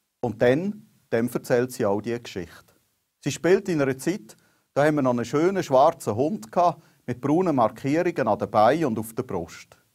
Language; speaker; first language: German; native; German